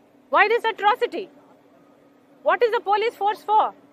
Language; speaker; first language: English; non-native, local second language; Telugu